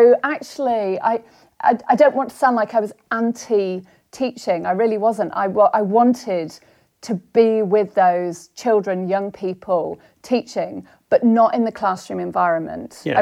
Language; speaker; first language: English; native; English